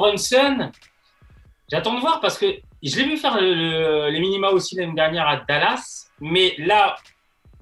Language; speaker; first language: French; native; French